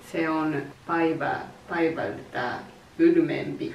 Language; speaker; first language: Finnish; non-native, learner; Japanese